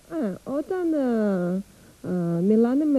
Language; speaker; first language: Greek; non-native, learner; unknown